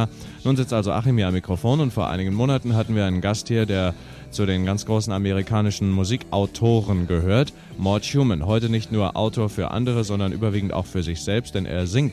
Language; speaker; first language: German; native; German